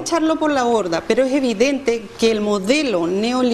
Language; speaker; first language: Spanish; native; Spanish